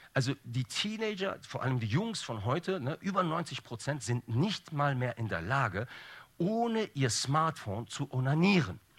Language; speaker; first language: German; early bilingual, other home language; Turkish